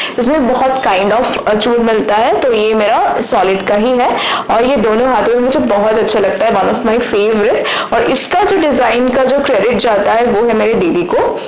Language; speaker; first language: Hindi; non-native, local second language; Bangla